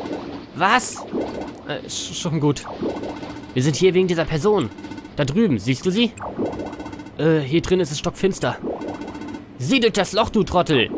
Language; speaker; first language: German; native; German